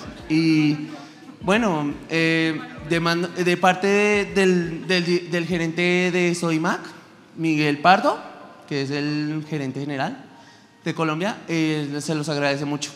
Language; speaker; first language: Spanish; native; Spanish